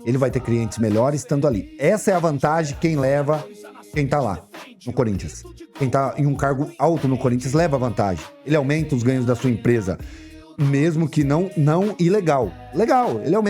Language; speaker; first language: Portuguese; native; Portuguese